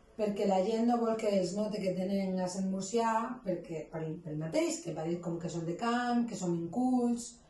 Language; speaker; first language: Catalan; non-native, local second language; Spanish